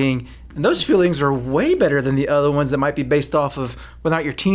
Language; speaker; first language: English; native; English